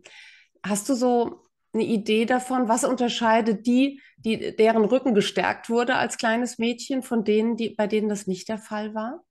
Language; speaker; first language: German; native; German